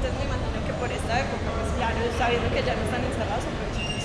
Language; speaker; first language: Spanish; native; Spanish